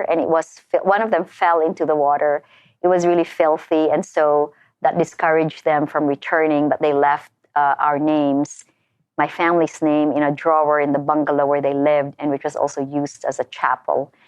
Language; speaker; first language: English; non-native, local second language; Filipino